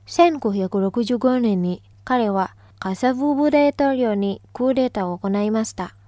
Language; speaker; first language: Japanese; non-native, fluent; Indonesian